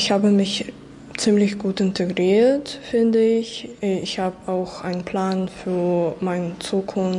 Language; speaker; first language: German; non-native, fluent; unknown